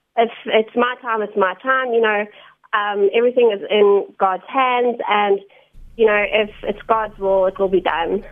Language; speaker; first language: English; native; English